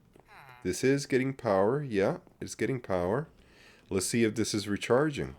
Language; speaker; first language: English; native; English